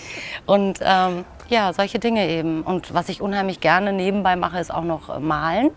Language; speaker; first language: German; native; German